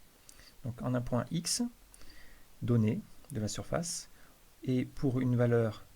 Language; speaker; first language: French; native; French